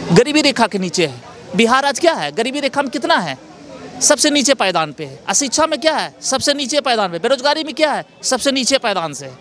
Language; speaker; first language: Hindi; native; Hindi